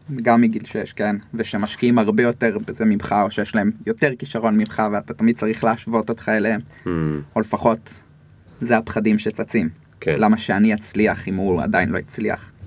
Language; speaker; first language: Hebrew; native; Hebrew